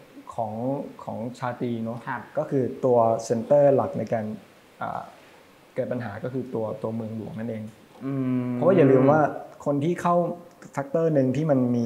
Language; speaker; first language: Thai; native; Thai